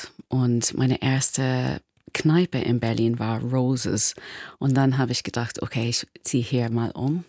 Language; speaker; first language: German; non-native, learner; English